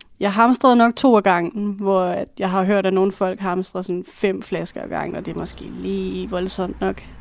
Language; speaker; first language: Danish; native; Danish